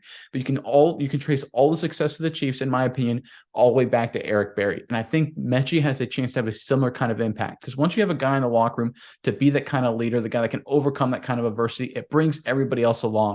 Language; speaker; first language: English; native; English